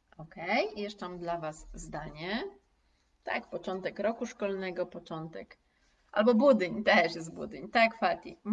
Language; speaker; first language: Polish; native; Polish